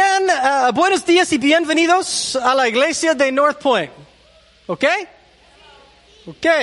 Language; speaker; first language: Spanish; non-native, learner; English